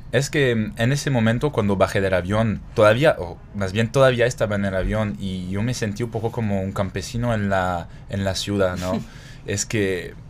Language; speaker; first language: Spanish; non-native, fluent; French